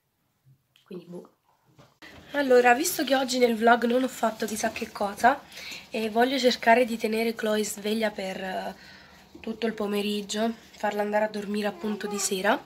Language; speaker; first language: Italian; native; Italian